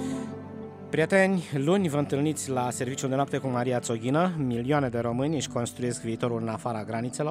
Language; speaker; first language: Romanian; native; Romanian